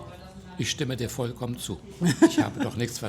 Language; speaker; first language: German; native; German